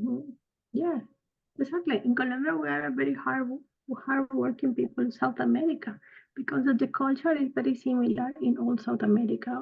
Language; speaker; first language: English; non-native, fluent; Spanish